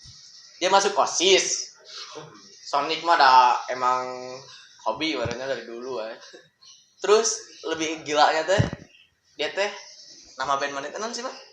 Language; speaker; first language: Indonesian; non-native, local second language; Sundanese